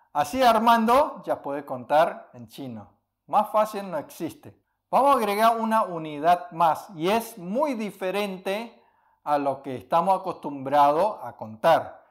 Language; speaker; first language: Spanish; early bilingual, other home language; Chinese